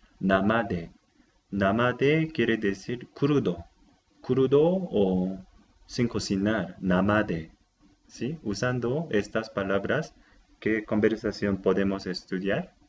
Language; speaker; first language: Spanish; non-native, fluent; Japanese